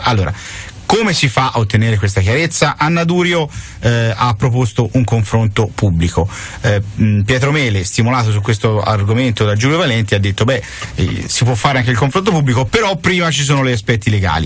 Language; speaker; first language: Italian; native; Italian